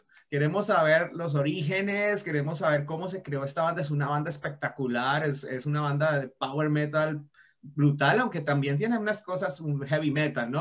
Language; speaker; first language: Spanish; native; Spanish